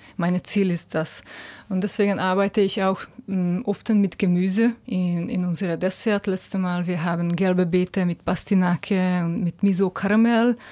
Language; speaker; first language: German; non-native, learner; Hungarian